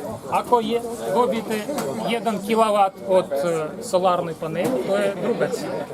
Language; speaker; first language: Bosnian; non-native, learner; Ukrainian